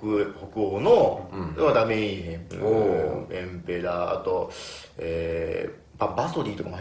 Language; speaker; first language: Japanese; native; Japanese